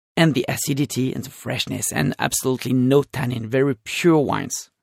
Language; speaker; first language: English; non-native, fluent; French